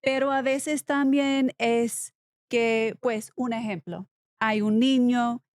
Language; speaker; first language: Spanish; non-native, learner; English